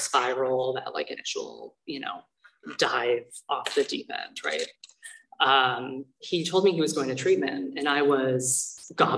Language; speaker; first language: English; native; English